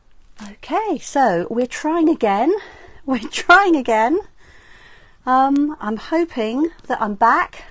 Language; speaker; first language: English; native; English